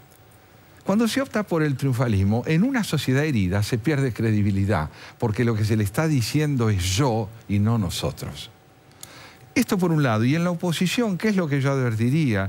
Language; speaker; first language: Spanish; native; Spanish